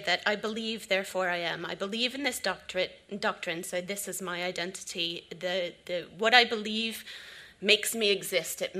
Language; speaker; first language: English; native; English